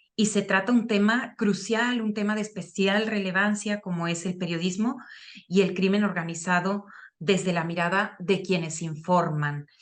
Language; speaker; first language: Spanish; native; Spanish